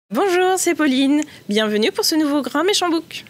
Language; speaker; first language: French; native; French